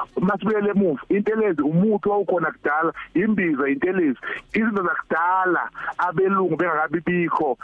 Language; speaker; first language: Zulu; native; Zulu